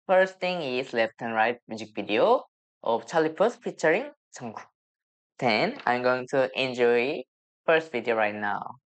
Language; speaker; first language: English; non-native, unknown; Korean